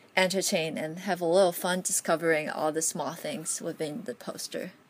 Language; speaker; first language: English; non-native, local second language; Cantonese